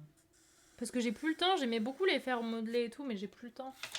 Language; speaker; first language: French; native; French